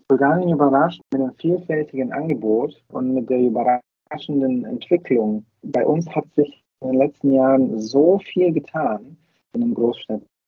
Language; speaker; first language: German; non-native, fluent; Bulgarian